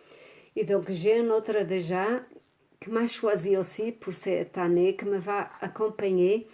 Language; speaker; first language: French; non-native, fluent; Portuguese